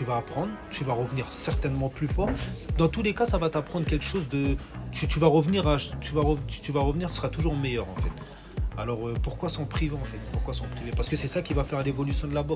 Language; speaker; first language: French; native; French